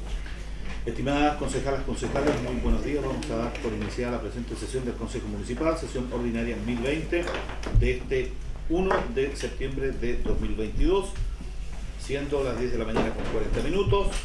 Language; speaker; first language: Spanish; native; Spanish